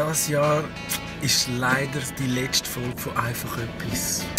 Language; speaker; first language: German; native; German